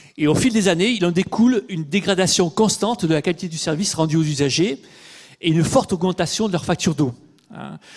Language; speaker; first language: French; native; French